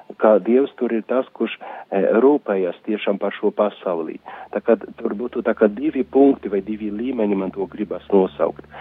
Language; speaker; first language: Latvian; non-native, fluent; Polish